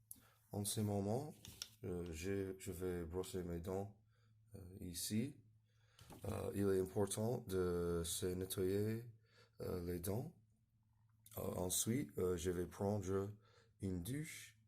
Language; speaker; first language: French; non-native, learner; English